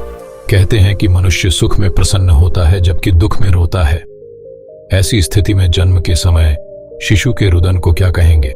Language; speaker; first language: Hindi; native; Hindi